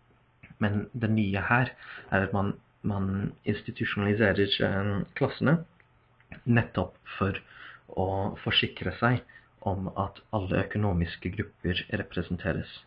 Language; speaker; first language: Norwegian; non-native, fluent; English